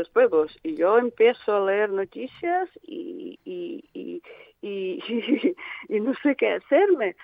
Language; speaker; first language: Spanish; non-native, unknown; Russian